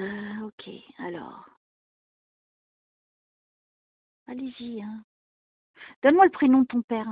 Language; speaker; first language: French; native; French